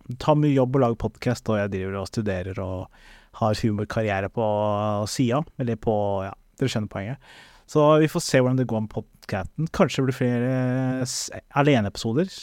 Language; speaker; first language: Norwegian; early bilingual, other home language; Somali